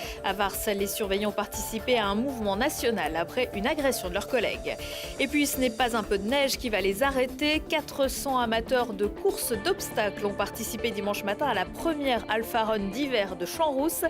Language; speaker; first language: French; native; French